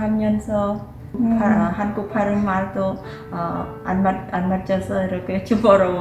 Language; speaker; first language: Korean; non-native, learner; Khmer